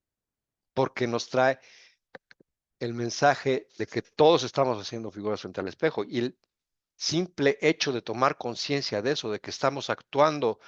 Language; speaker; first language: Spanish; native; Spanish